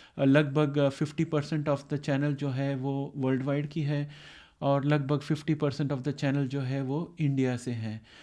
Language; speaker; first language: Hindi; non-native, local second language; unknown